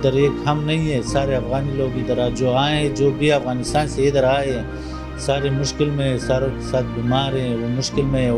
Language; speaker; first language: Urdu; non-native, fluent; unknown